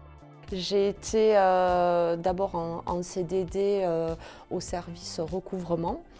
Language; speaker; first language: French; native; French